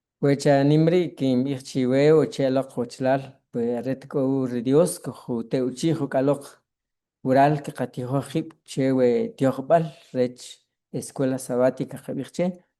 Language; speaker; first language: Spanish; non-native, local second language; Kʼicheʼ